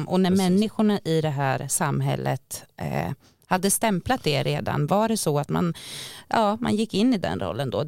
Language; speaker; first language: Swedish; native; Swedish